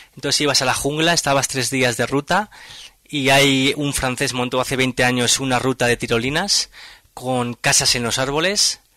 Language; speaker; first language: Spanish; native; Spanish